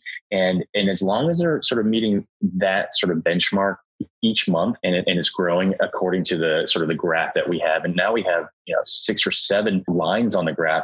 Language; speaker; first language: English; native; English